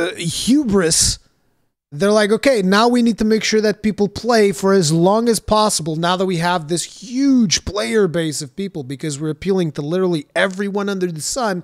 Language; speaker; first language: English; native; English